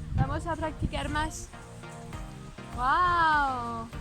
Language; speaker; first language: Spanish; non-native, learner; French